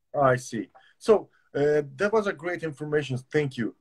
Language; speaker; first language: English; non-native, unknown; Turkish